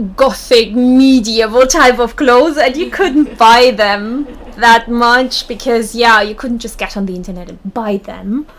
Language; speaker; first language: English; non-native, fluent; German